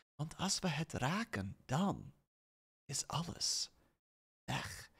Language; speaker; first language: Dutch; non-native, learner; English